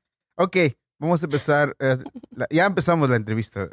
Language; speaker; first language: Spanish; native; Spanish